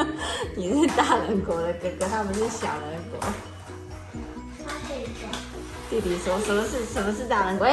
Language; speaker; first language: Chinese; native; Chinese